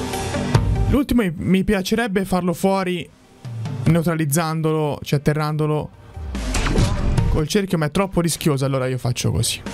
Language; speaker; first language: Italian; native; Italian